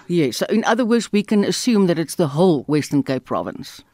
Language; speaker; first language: English; non-native, local second language; Afrikaans